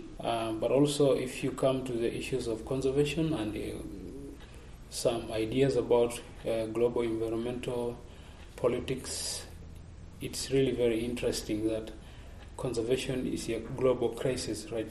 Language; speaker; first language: English; non-native, local second language; Masai